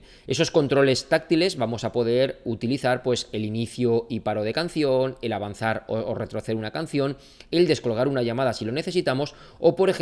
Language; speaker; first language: Spanish; native; Spanish